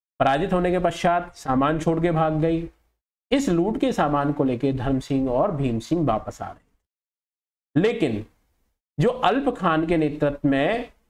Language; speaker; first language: Hindi; native; Hindi